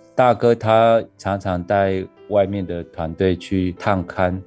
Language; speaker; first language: Chinese; non-native, local second language; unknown